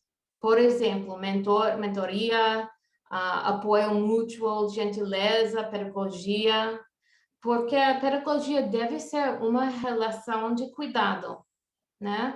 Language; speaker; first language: Portuguese; non-native, fluent; English